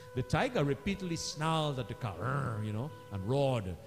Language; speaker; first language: English; native; English